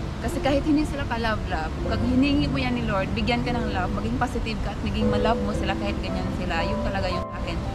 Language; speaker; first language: Filipino; non-native, local second language; Cebuano